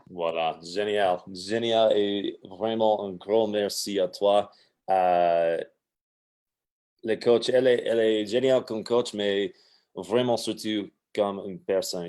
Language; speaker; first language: French; non-native, fluent; English